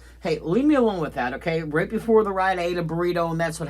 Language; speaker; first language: English; native; English